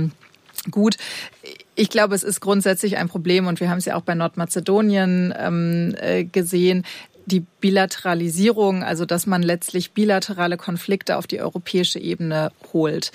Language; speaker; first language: German; native; German